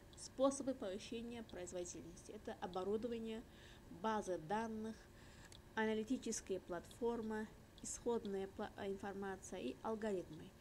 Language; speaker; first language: Russian; non-native, local second language; Uzbek